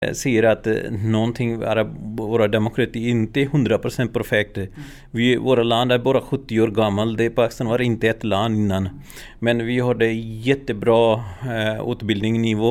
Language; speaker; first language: Swedish; non-native, learner; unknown